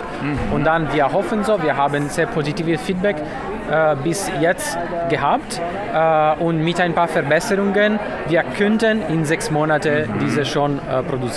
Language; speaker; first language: German; non-native, learner; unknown